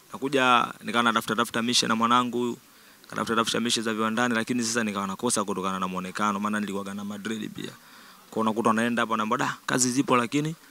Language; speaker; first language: Swahili; native; Swahili